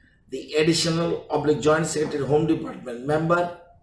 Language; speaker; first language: English; non-native, local second language; Bangla